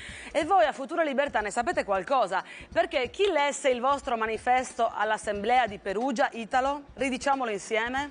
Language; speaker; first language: Italian; native; Italian